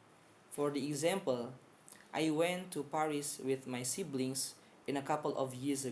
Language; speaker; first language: English; non-native, fluent; Indonesian